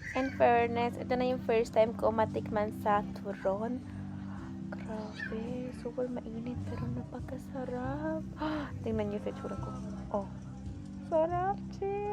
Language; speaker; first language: Filipino; non-native, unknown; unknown